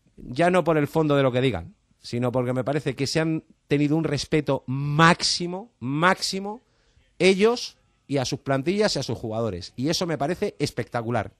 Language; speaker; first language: Spanish; native; Spanish